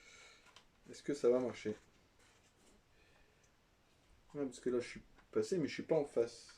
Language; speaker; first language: French; native; French